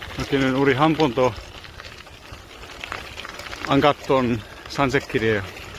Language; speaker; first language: Korean; non-native, learner; Finnish